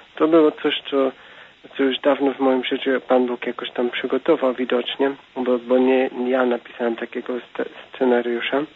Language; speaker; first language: Polish; non-native, fluent; Dutch